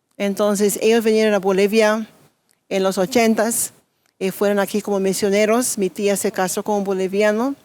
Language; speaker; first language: Spanish; non-native, fluent; English